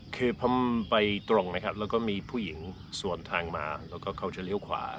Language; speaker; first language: Thai; non-native, fluent; English